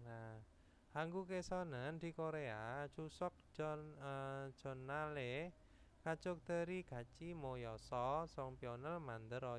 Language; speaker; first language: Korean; non-native, fluent; Indonesian